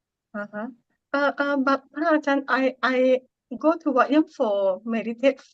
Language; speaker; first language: English; non-native, learner; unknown